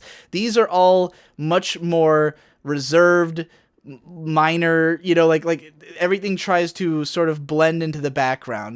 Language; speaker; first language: English; native; English